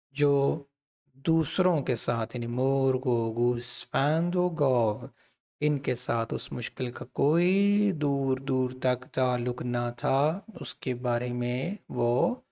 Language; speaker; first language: Urdu; non-native, local second language; Punjabi